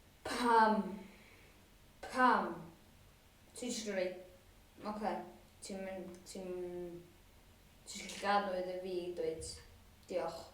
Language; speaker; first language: Welsh; native; Welsh